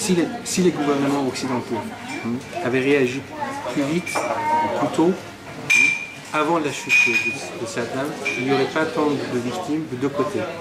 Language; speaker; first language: French; non-native, fluent; Persian